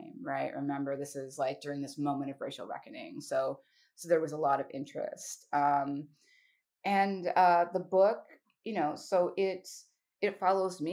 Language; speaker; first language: English; native; English